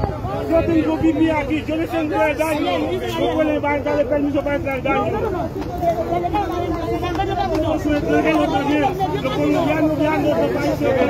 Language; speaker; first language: Spanish; non-native, learner; Haitian Creole